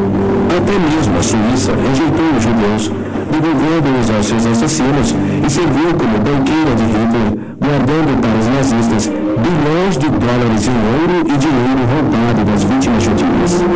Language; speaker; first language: Portuguese; non-native, fluent; Korean